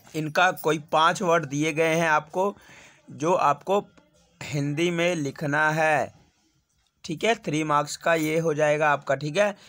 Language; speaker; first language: Hindi; non-native, local second language; Punjabi